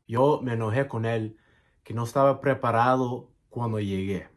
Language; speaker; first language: Spanish; non-native, fluent; English